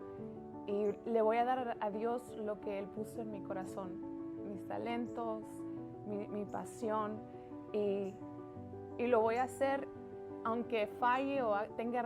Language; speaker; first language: Spanish; early bilingual, heritage; Spanish